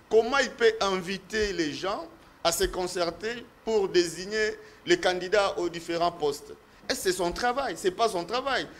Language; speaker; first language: French; native; French